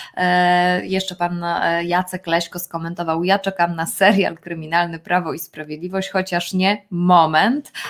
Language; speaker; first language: Polish; native; Polish